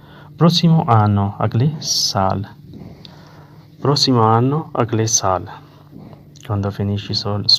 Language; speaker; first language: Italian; non-native, learner; Urdu